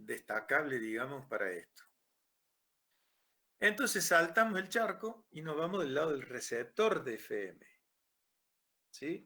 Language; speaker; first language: Spanish; native; Spanish